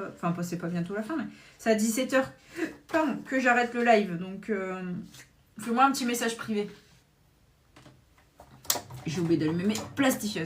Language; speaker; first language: French; native; French